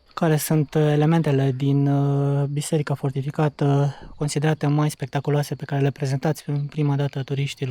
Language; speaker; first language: Romanian; native; Romanian